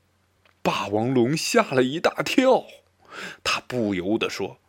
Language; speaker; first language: Chinese; native; Chinese